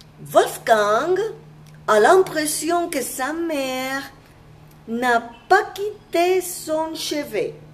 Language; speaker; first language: French; non-native, fluent; Spanish